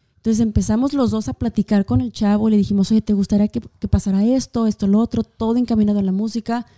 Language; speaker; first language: Spanish; native; Spanish